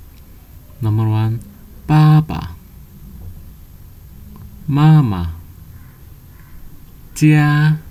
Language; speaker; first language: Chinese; non-native, fluent; Nepali